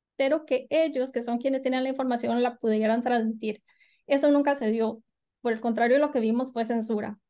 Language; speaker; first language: Spanish; native; Spanish